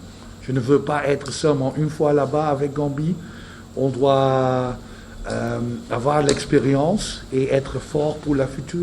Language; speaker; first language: French; non-native, fluent; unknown